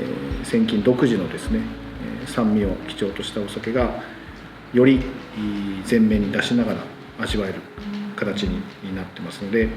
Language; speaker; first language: Japanese; native; Japanese